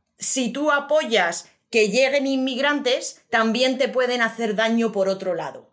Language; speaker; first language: Spanish; native; Spanish